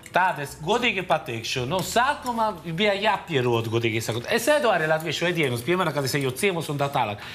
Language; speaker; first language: Latvian; non-native, fluent; Italian